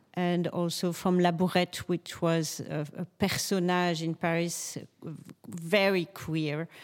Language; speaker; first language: English; non-native, learner; French